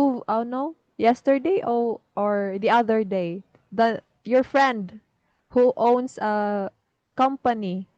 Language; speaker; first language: English; non-native, fluent; Filipino